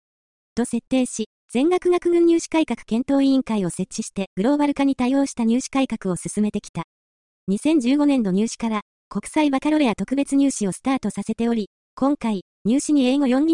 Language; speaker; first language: Japanese; native; Japanese